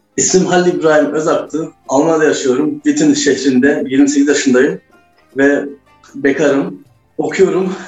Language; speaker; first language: Turkish; early bilingual, heritage; Turkish